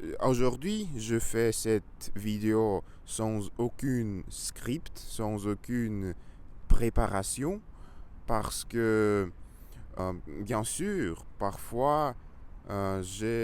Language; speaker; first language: French; non-native, learner; Russian